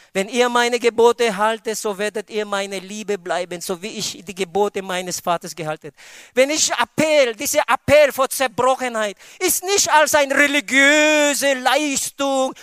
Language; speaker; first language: German; non-native, fluent; Filipino